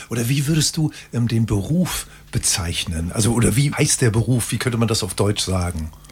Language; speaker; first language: German; native; German